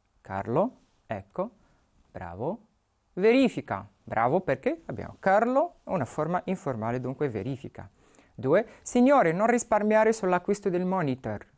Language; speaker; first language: Italian; non-native, fluent; Arabic